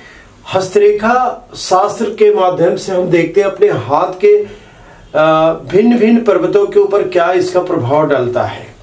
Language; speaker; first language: Hindi; native; Hindi